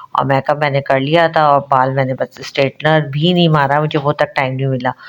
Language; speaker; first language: Urdu; native; Urdu